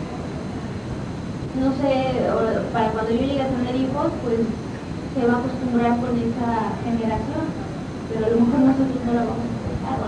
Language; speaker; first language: Spanish; native; Spanish